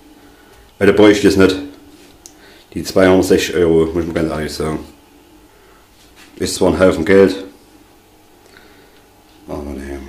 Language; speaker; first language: German; native; German